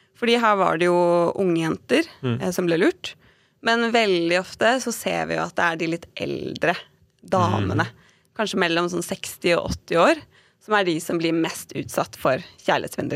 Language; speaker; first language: Norwegian; native; Norwegian